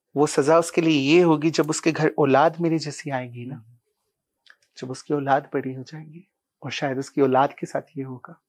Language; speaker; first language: Hindi; non-native, local second language; Punjabi